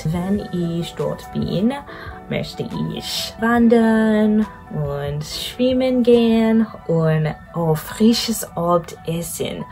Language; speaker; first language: German; non-native, learner; English